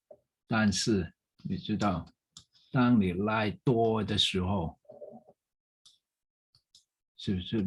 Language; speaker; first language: Chinese; non-native, fluent; English